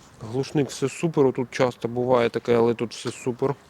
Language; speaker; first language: Ukrainian; native; Ukrainian